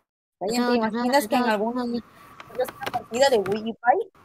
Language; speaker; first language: Spanish; native; Spanish